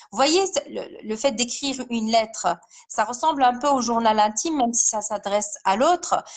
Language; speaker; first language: French; non-native, local second language; Arabic